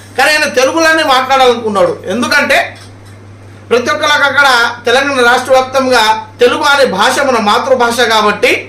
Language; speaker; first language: Telugu; non-native, local second language; Marathi